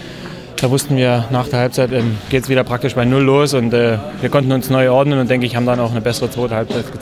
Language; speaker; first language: German; native; German